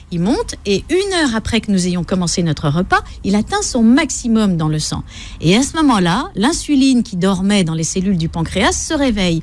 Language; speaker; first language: French; native; French